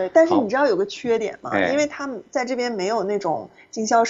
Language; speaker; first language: Chinese; native; Chinese